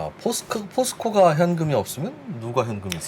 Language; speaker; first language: Korean; native; Korean